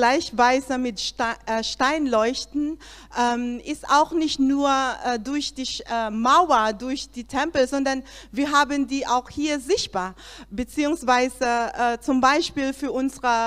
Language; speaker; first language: German; non-native, learner; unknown